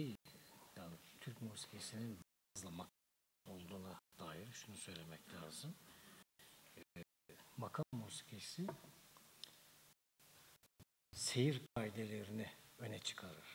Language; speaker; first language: Turkish; native; Turkish